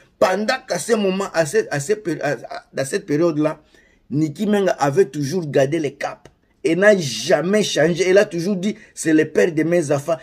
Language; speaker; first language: French; non-native, local second language; Lingala